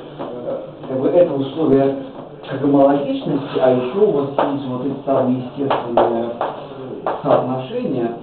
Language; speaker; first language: Russian; native; Russian